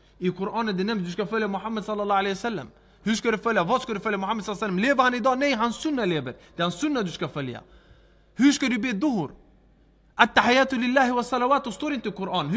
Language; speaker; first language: Swedish; early bilingual, other home language; Arabic